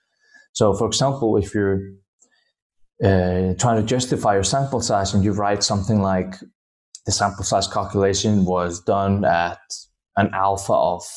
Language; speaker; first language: English; non-native, fluent; Danish